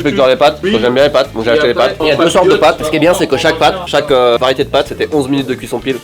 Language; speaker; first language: French; native; French